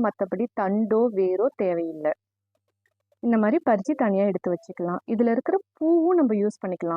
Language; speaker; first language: Tamil; native; Tamil